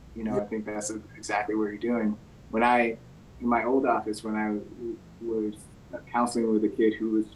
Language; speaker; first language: English; native; English